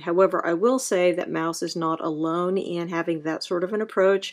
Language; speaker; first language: English; native; English